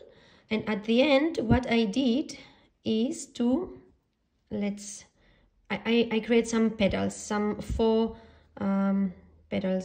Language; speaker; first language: English; non-native, fluent; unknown